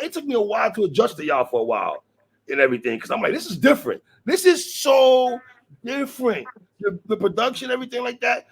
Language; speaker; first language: English; native; English